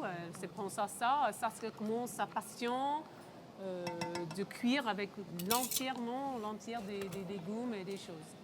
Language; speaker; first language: French; non-native, local second language; English